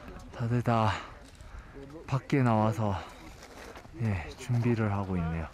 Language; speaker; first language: Korean; native; Korean